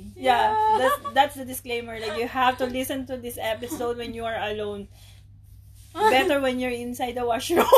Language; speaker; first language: English; non-native, local second language; Filipino